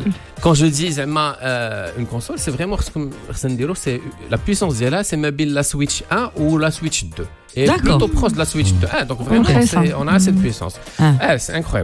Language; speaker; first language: French; non-native, local second language; Arabic